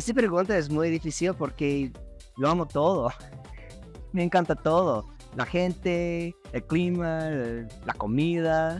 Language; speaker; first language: Spanish; non-native, learner; English